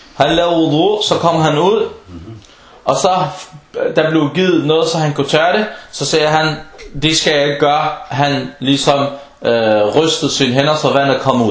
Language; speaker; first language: Danish; non-native, fluent; Arabic